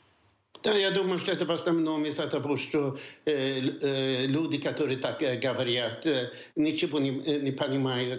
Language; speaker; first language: Russian; non-native, fluent; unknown